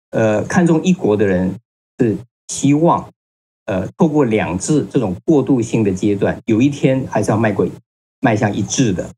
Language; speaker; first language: Chinese; native; Chinese